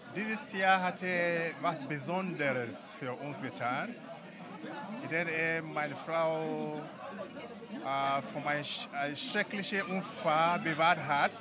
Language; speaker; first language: German; non-native, fluent; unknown